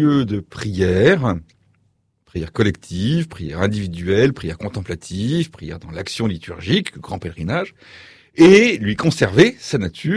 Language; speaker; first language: French; native; French